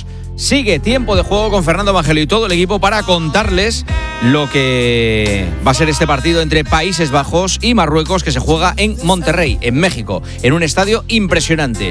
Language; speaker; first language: Spanish; native; Spanish